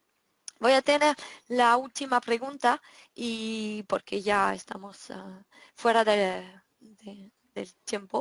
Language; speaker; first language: Spanish; non-native, fluent; French